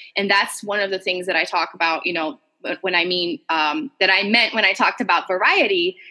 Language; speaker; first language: English; non-native, fluent; Portuguese